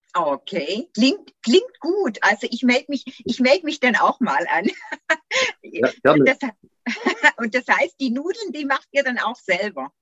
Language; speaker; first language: German; native; German